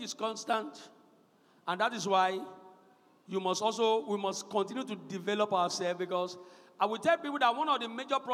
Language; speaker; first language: English; non-native, local second language; Yoruba